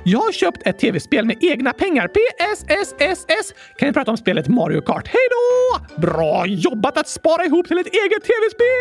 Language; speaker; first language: Swedish; native; Swedish